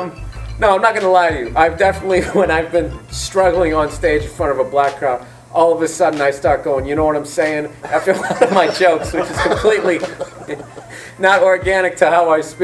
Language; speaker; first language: English; native; English